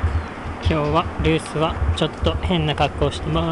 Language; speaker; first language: Japanese; native; Japanese